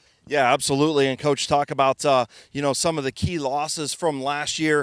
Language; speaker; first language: English; native; English